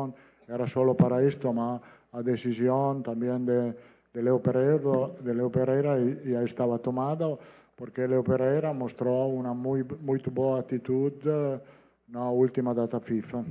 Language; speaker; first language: Portuguese; non-native, fluent; Italian